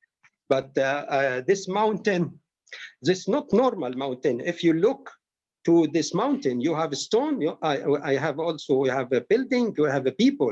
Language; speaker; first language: English; non-native, learner; Arabic